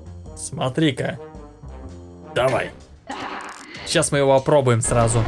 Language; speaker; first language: Russian; native; Russian